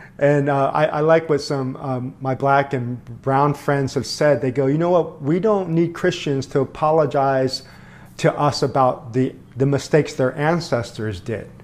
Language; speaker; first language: English; early bilingual, other home language; Korean